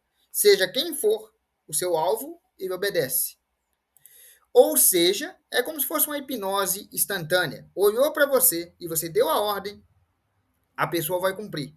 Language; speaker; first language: Portuguese; native; Portuguese